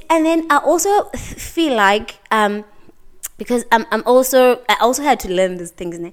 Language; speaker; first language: English; non-native, local second language; Xhosa